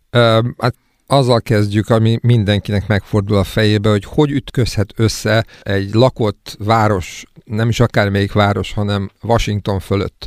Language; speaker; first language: Hungarian; native; Hungarian